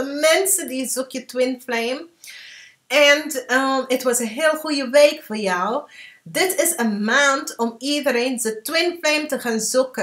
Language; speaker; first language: Dutch; early bilingual, heritage; English